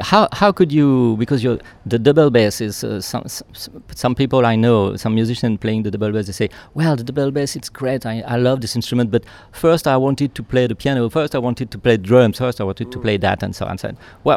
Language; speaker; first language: English; non-native, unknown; French